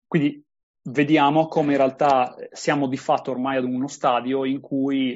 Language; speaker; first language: Italian; native; Italian